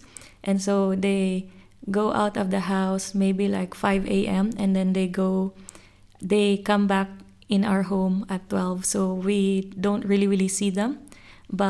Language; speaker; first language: English; non-native, local second language; Cebuano